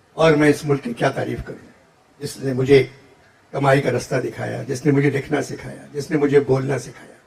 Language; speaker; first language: Urdu; native; Urdu